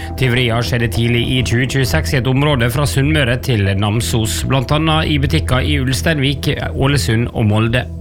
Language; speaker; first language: Norwegian; native; Norwegian